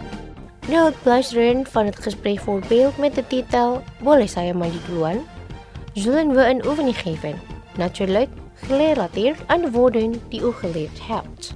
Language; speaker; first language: Dutch; non-native, learner; Indonesian